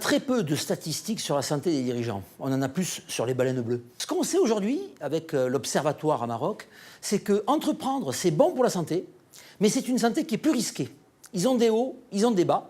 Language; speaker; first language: French; native; French